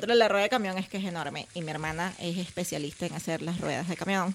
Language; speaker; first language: Spanish; native; Spanish